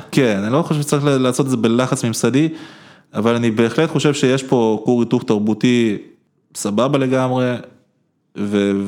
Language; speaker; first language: Hebrew; early bilingual, other home language; Russian